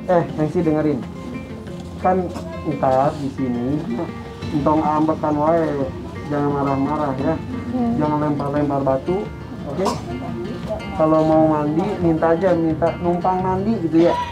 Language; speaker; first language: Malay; non-native, local second language; Sundanese